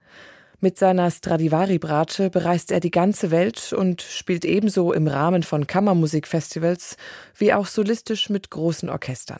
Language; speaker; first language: German; native; German